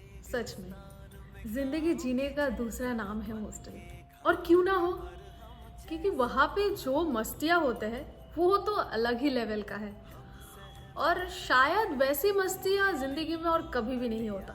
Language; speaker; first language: Hindi; native; Hindi